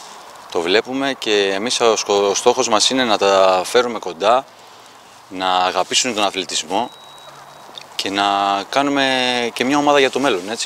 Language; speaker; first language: Greek; native; Greek